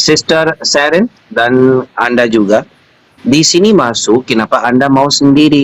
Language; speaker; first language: Indonesian; non-native, learner; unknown